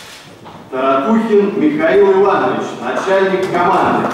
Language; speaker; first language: Russian; native; Russian